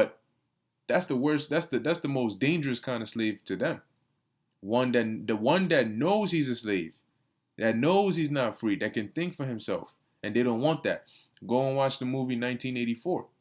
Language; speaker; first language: English; native; English